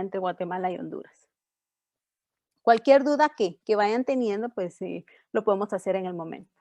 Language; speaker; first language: Spanish; native; Spanish